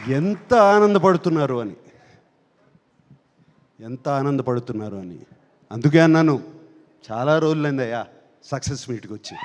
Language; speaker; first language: Telugu; native; Telugu